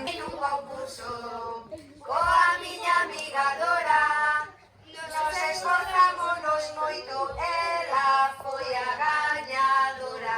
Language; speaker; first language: Galician; native; Galician